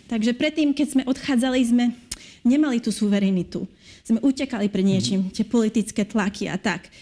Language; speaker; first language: Slovak; early bilingual, heritage; Slovak